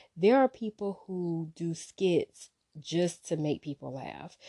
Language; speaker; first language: English; native; English